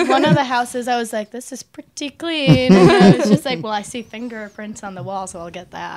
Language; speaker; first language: English; native; English